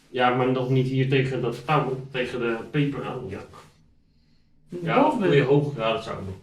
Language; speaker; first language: Dutch; native; Dutch